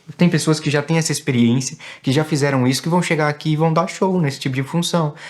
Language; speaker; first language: Portuguese; native; Portuguese